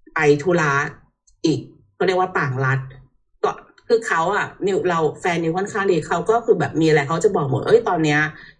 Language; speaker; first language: Thai; early bilingual, heritage; Thai